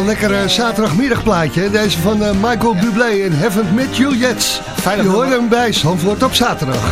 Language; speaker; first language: Dutch; native; Dutch